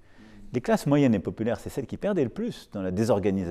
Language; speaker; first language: French; native; French